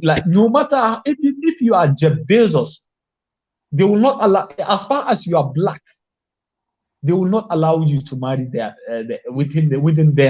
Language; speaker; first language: English; non-native, fluent; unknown